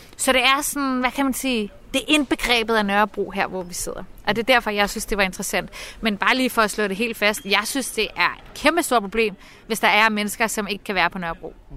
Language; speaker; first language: Danish; native; Danish